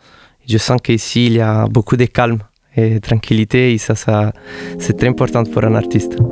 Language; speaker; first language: French; non-native, fluent; Italian